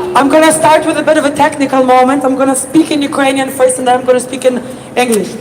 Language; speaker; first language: English; non-native, fluent; Ukrainian